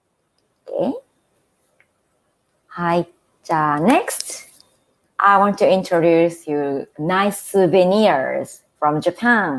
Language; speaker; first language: English; non-native, fluent; Japanese